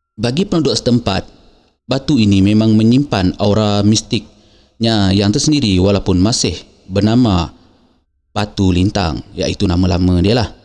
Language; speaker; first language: Malay; native; Malay